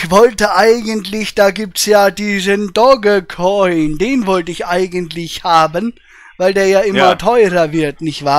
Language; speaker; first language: German; native; German